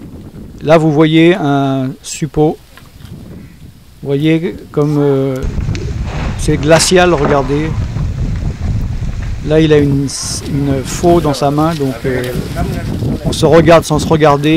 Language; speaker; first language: French; native; French